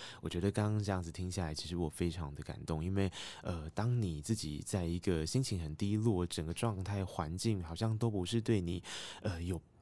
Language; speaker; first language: Chinese; native; Chinese